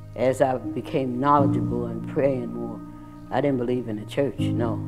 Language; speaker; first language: English; native; English